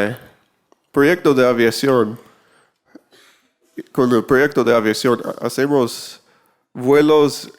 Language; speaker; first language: Spanish; non-native, learner; English